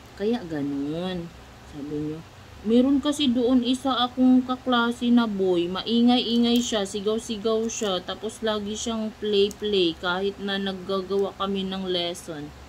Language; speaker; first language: Filipino; non-native, local second language; Cebuano